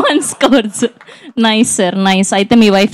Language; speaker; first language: Telugu; native; Telugu